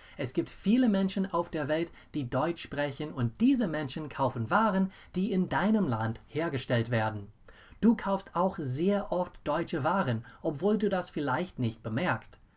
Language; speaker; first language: German; non-native, fluent; English